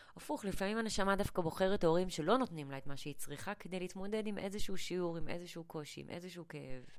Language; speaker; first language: Hebrew; early bilingual, other home language; English